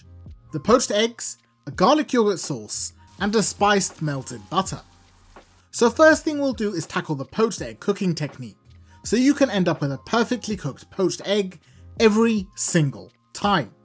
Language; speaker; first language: English; native; English